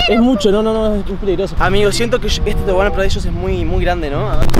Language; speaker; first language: Spanish; native; Spanish